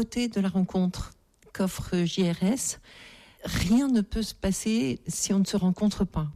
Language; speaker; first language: French; native; French